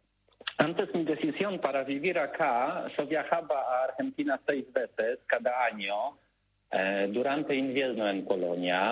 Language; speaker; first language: Spanish; non-native, learner; Polish